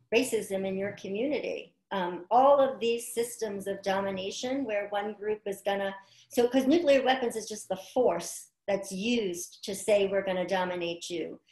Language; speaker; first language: English; native; English